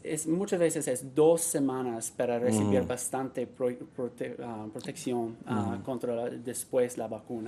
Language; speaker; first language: Spanish; non-native, learner; English